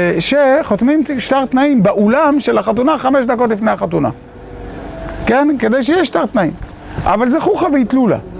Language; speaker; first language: Hebrew; native; Hebrew